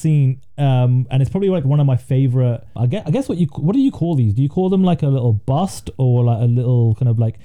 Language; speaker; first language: English; native; English